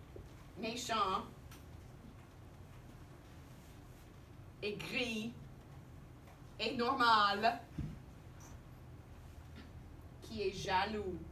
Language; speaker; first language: French; non-native, fluent; English